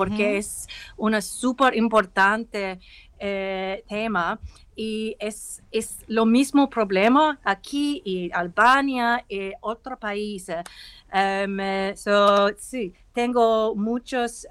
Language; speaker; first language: Spanish; non-native, learner; English